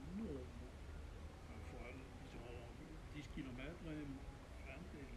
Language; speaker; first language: French; non-native, fluent; Dutch